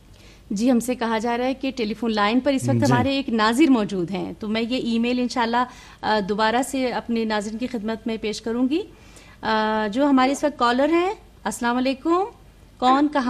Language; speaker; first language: Urdu; native; Urdu